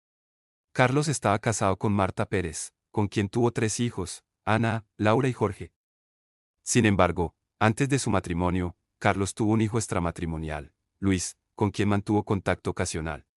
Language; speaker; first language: Spanish; native; Spanish